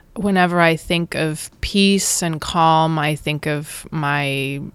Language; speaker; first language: English; native; English